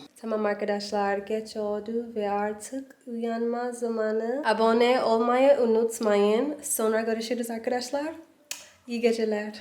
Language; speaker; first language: Turkish; non-native, learner; English